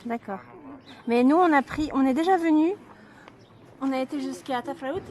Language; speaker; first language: French; native; French